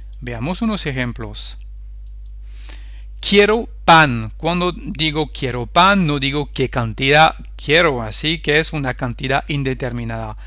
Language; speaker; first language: Spanish; non-native, fluent; French